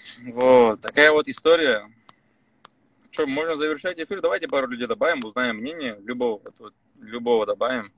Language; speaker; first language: Russian; native; Russian